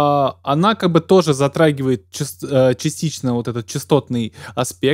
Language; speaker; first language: Russian; native; Russian